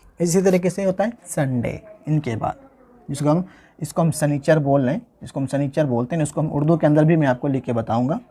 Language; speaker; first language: Hindi; native; Hindi